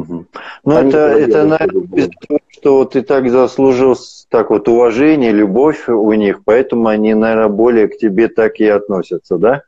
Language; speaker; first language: Russian; native; Russian